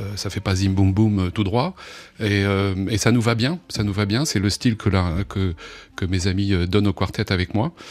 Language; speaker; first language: French; native; French